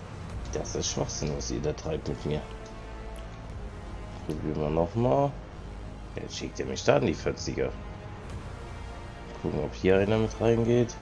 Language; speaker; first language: German; native; German